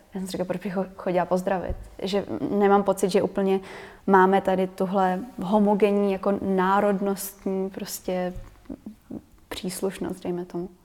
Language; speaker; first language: Czech; native; Czech